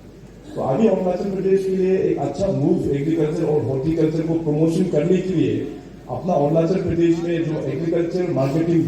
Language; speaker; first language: Hindi; non-native, local second language; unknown